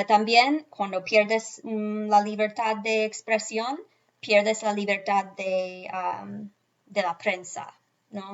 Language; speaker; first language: Spanish; non-native, fluent; English